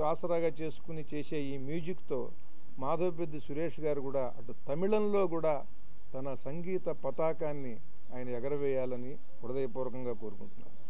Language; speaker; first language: Telugu; native; Telugu